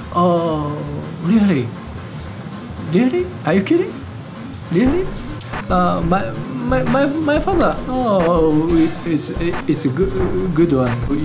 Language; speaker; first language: English; non-native, learner; Japanese